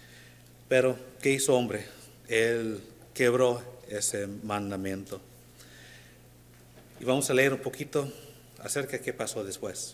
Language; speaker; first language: Spanish; non-native, learner; English